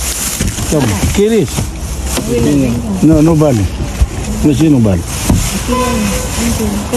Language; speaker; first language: Spanish; non-native, learner; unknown